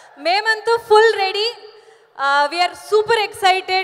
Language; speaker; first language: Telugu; non-native, learner; Kannada